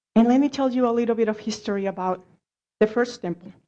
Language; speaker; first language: English; non-native, fluent; Spanish